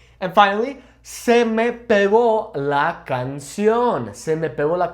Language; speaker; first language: Spanish; non-native, fluent; English